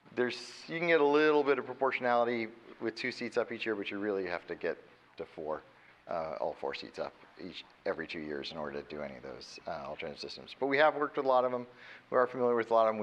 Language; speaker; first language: English; native; English